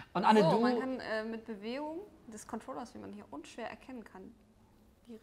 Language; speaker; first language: German; native; German